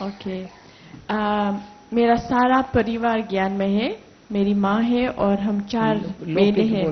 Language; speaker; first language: Hindi; non-native, learner; English